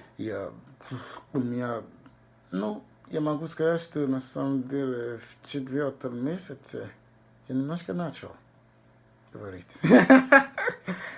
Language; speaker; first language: Russian; non-native, fluent; English